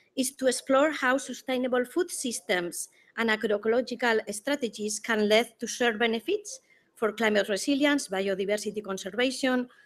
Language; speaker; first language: English; non-native, fluent; Spanish